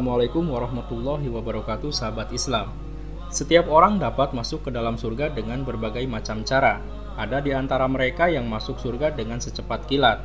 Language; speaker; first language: Indonesian; native; Indonesian